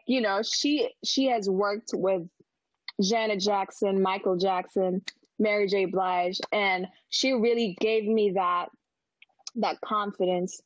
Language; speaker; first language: English; non-native, local second language; Filipino